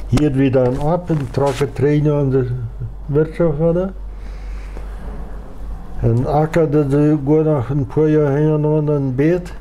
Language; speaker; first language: German; non-native, local second language; Plautdietsch